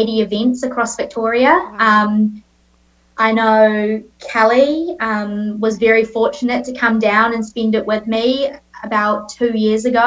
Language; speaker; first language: English; native; English